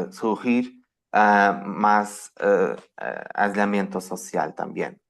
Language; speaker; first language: Spanish; non-native, fluent; Portuguese